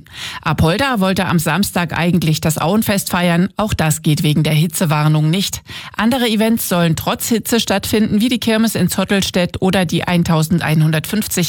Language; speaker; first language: German; native; German